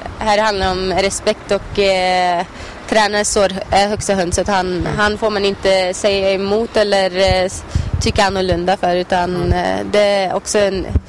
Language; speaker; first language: Swedish; early bilingual, other home language; Albanian